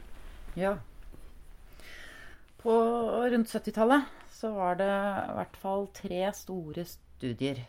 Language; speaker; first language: Norwegian; native; Norwegian